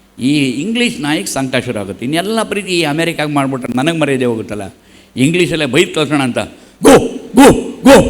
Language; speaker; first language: Kannada; native; Kannada